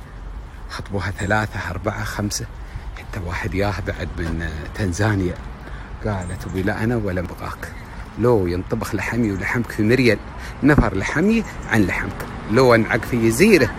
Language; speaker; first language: Arabic; native; Arabic